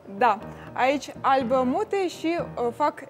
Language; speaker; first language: Romanian; non-native, learner; Russian